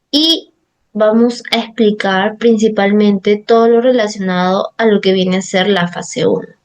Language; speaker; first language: Spanish; native; Spanish